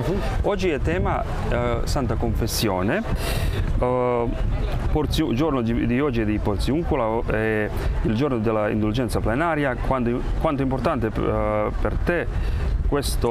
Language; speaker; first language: Italian; non-native, fluent; Croatian